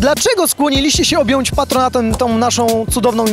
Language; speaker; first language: Polish; native; Polish